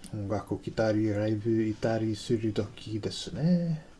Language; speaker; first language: Japanese; non-native, learner; English